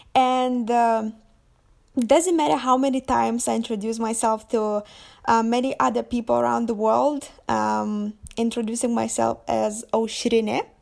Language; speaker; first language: English; non-native, fluent; Lithuanian